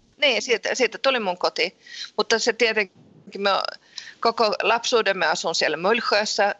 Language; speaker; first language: Finnish; early bilingual, heritage; Finnish